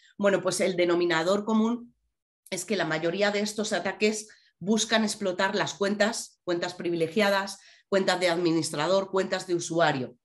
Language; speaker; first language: Spanish; native; Spanish